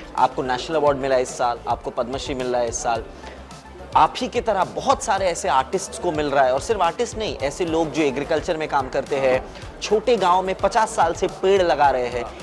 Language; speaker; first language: Hindi; native; Hindi